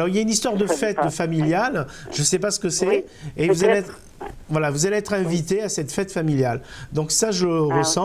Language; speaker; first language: French; native; French